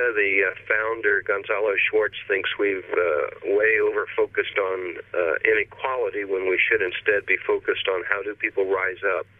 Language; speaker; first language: English; native; English